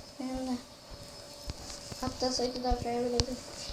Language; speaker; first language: Turkish; native; Turkish